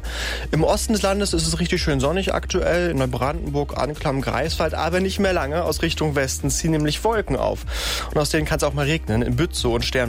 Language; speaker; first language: German; native; German